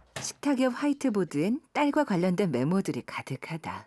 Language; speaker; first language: Korean; native; Korean